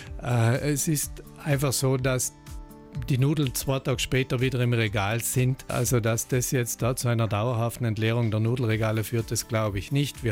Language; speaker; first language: German; native; German